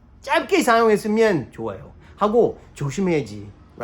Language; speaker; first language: Korean; non-native, learner; English